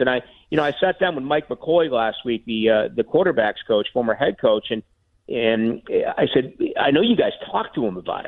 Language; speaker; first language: English; native; English